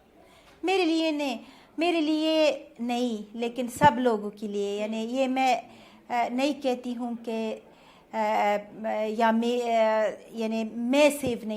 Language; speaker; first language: Hindi; non-native, learner; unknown